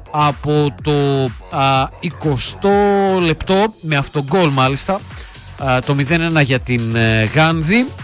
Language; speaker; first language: Greek; native; Greek